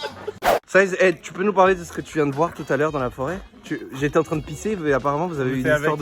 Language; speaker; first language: French; native; French